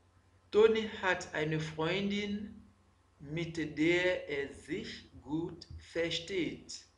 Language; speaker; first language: German; non-native, fluent; French